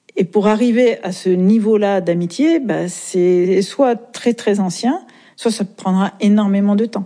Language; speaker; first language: French; native; French